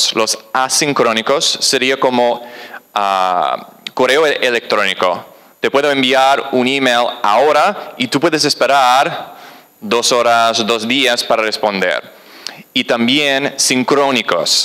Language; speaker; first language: Spanish; non-native, fluent; English